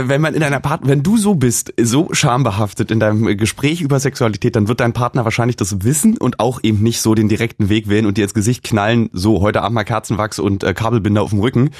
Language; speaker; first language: German; native; German